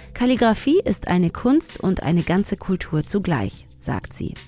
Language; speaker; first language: German; early bilingual, other home language; Tigrinya